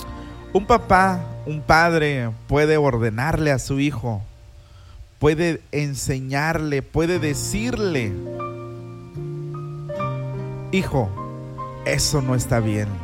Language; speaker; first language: Spanish; native; Spanish